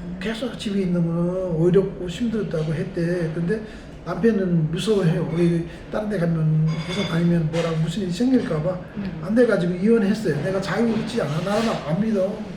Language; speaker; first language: Korean; non-native, fluent; Nepali